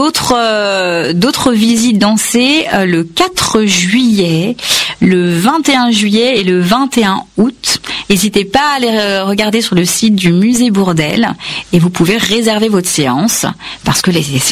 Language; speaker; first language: French; non-native, fluent; Kannada